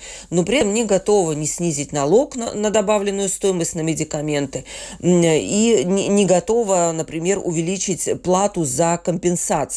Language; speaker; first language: Russian; native; Russian